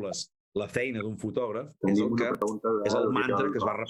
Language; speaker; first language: Catalan; native; Catalan